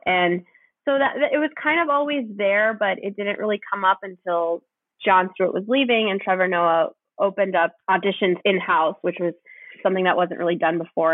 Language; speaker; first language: English; native; English